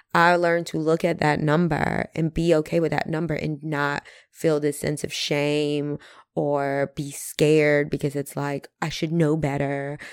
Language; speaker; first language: English; early bilingual, other home language; Spanish